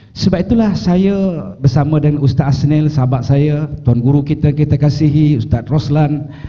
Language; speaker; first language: Malay; native; Malay